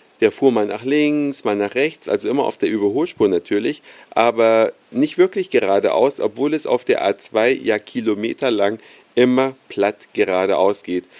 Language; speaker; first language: German; native; German